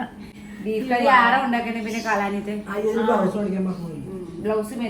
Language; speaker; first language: Malayalam; non-native, learner; Nepali